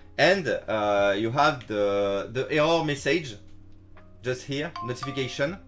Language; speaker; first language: English; non-native, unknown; French